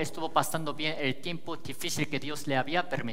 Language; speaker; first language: Spanish; native; Spanish